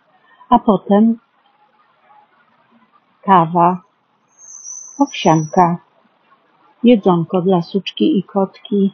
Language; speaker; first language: Polish; native; Polish